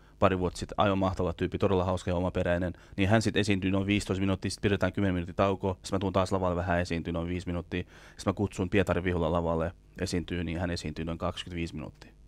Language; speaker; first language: Finnish; early bilingual, other home language; Kurdish